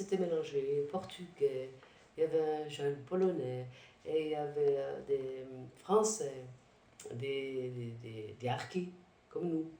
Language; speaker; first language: French; early bilingual, other home language; Arabic